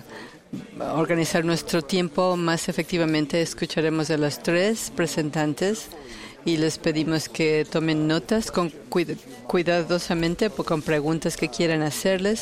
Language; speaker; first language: Spanish; non-native, fluent; English